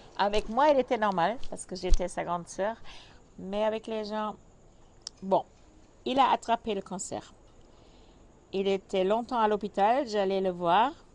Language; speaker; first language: French; non-native, fluent; German